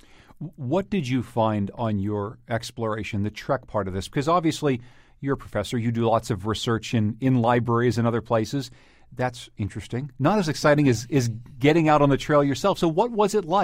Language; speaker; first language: English; native; English